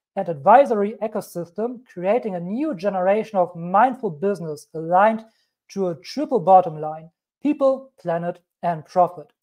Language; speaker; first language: English; non-native, fluent; German